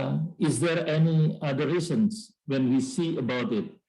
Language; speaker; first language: English; non-native, learner; Indonesian